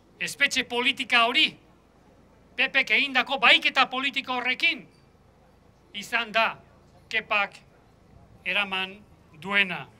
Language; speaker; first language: Basque; native; Basque